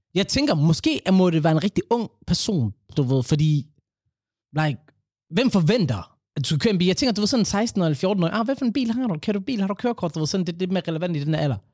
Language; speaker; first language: Danish; early bilingual, other home language; Somali